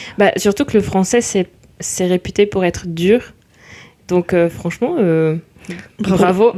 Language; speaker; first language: French; native; French